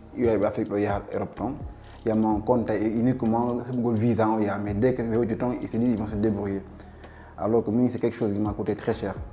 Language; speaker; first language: French; non-native, local second language; Fula